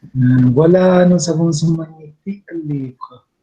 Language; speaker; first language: French; non-native, learner; Spanish